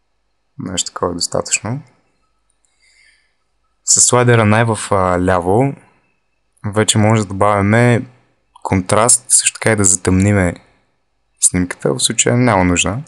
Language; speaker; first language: Bulgarian; native; Bulgarian